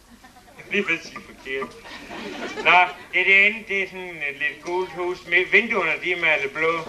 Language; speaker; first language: Danish; native; Danish